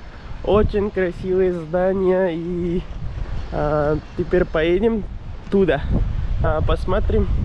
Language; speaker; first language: Russian; non-native, learner; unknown